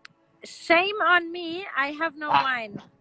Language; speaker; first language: English; non-native, fluent; German